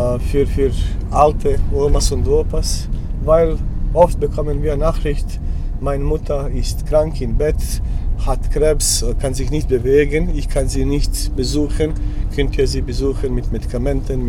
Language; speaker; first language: German; non-native, learner; Bosnian